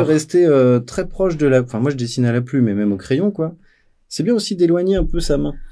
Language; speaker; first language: French; native; French